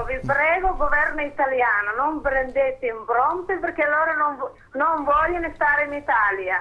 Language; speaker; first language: Italian; non-native, fluent; Somali